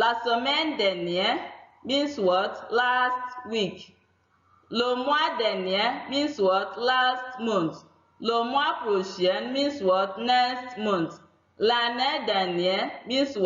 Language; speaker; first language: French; non-native, fluent; Igbo